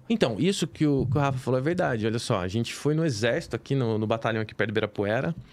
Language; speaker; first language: Portuguese; native; Portuguese